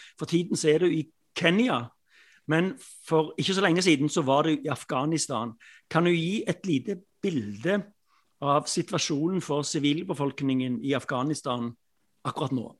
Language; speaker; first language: Norwegian; native; Norwegian